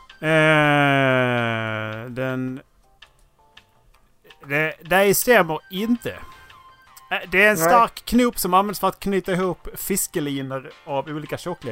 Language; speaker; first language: Swedish; native; Swedish